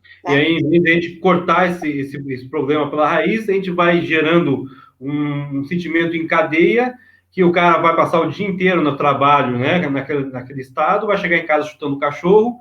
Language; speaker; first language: Portuguese; native; Portuguese